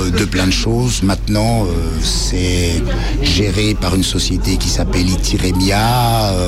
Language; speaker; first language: French; native; French